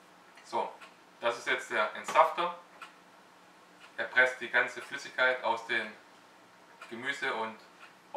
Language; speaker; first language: German; native; German